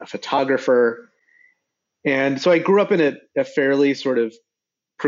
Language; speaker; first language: English; native; English